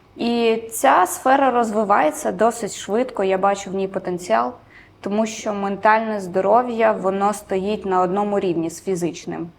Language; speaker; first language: Ukrainian; non-native, local second language; Romanian